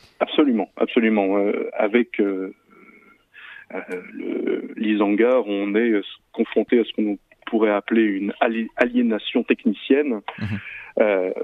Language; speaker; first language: French; native; French